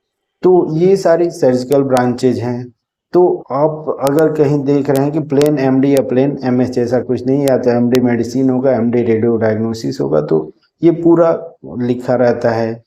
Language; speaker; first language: Hindi; native; Hindi